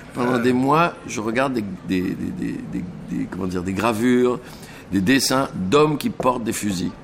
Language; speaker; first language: French; native; French